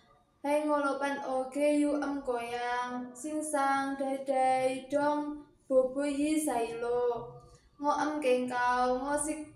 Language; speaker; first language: Cantonese; non-native, learner; Indonesian